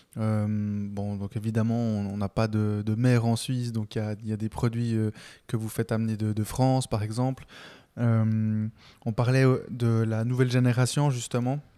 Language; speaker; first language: French; early bilingual, other home language; Spanish